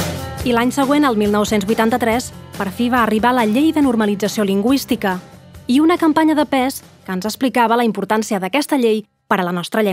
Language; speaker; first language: Catalan; native; Catalan